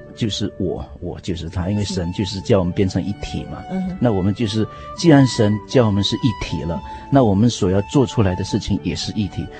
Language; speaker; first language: Chinese; non-native, local second language; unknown